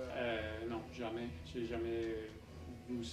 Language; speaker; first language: French; non-native, learner; English